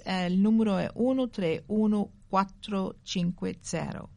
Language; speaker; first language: Italian; early bilingual, heritage; English